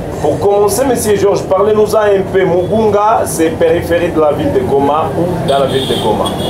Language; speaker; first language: French; non-native, local second language; Lingala